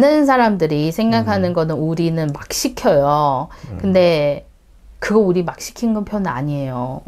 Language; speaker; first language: Korean; non-native, learner; Chinese